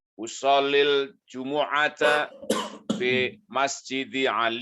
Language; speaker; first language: Arabic; non-native, learner; Indonesian